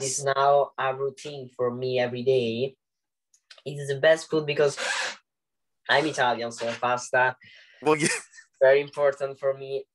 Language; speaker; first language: English; non-native, learner; Italian